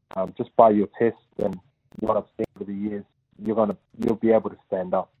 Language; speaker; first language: English; native; English